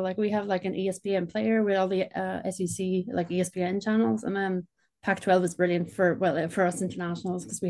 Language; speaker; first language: English; native; English